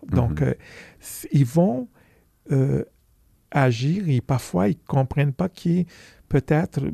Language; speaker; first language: French; non-native, fluent; Portuguese